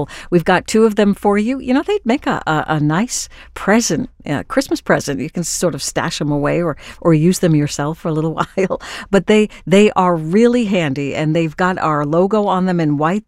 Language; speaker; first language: English; native; English